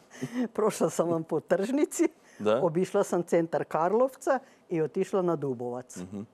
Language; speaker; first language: Croatian; native; Croatian